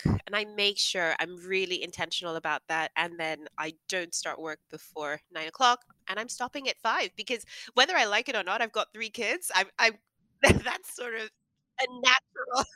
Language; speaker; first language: English; non-native, local second language; Yoruba